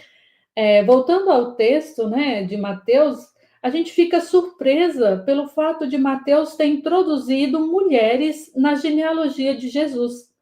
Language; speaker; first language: Portuguese; native; Portuguese